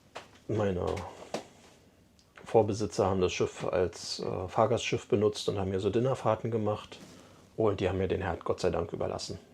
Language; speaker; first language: German; native; German